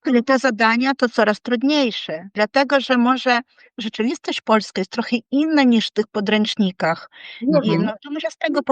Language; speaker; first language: Polish; non-native, fluent; Ukrainian